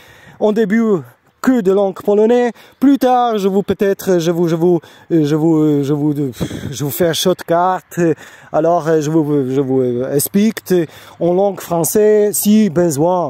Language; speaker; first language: French; non-native, learner; Polish